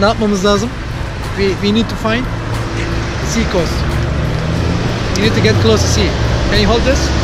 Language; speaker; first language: English; non-native, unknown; Turkish